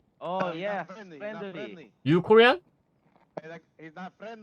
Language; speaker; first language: English; native; English